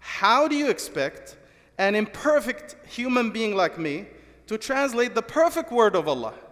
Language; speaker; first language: English; non-native, fluent; Arabic